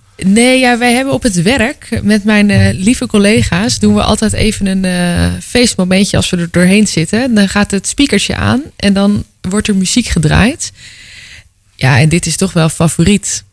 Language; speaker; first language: Dutch; native; Dutch